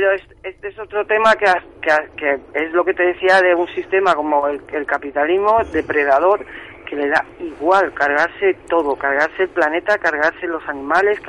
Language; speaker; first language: Spanish; native; Spanish